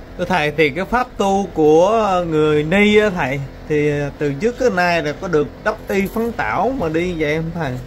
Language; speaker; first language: Vietnamese; native; Vietnamese